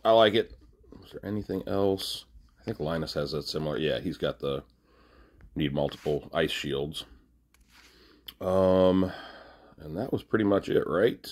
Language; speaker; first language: English; native; English